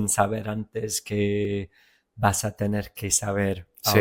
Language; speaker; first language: Spanish; non-native, fluent; English